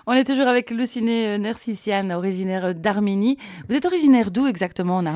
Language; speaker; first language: French; native; French